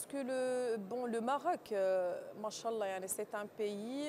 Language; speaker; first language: French; non-native, local second language; Arabic